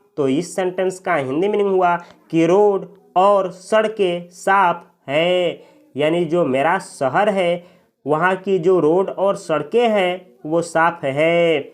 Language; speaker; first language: Hindi; native; Hindi